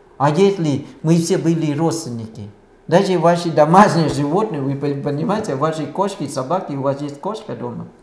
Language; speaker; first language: Russian; non-native, fluent; Thai